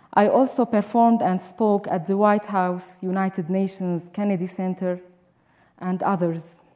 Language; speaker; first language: English; non-native, fluent; Arabic